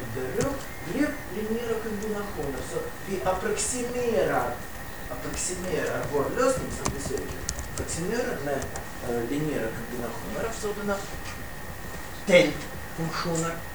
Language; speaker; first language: Swedish; non-native, fluent; Russian